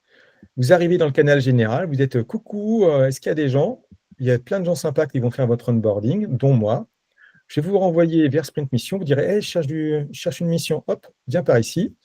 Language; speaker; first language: French; native; French